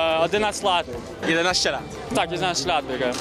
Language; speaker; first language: Polish; non-native, learner; Ukrainian